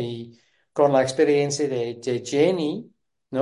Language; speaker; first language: Spanish; non-native, fluent; English